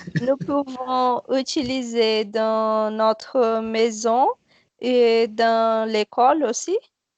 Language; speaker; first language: French; non-native, learner; Portuguese